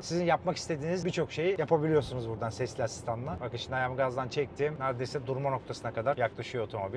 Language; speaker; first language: Turkish; native; Turkish